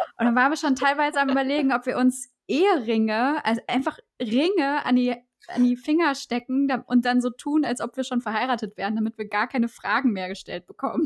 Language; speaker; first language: German; early bilingual, other home language; Armenian